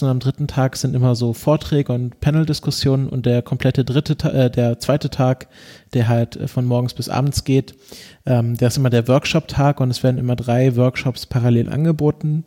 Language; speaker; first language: German; native; German